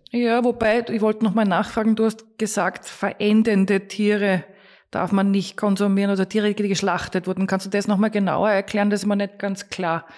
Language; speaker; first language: German; native; German